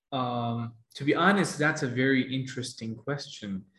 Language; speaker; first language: English; non-native, fluent; Arabic